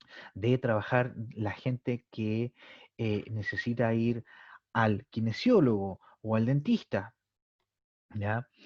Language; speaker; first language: Spanish; native; Spanish